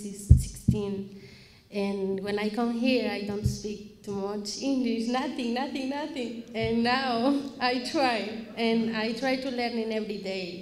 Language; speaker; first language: English; non-native, learner; Spanish